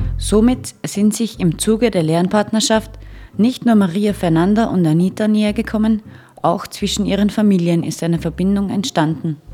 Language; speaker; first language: German; native; German